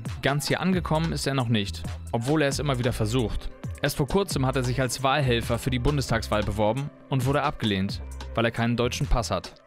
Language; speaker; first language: German; native; German